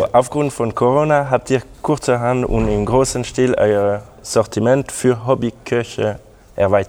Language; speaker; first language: German; non-native, local second language; French